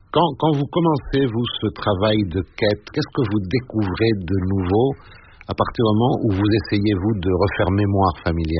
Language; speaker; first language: French; native; French